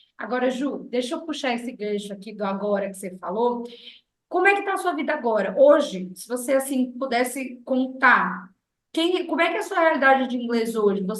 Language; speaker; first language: Portuguese; native; Portuguese